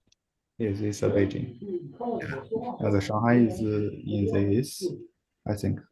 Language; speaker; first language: English; non-native, learner; Chinese